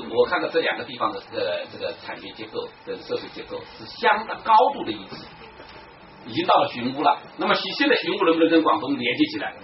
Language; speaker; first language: Chinese; native; Chinese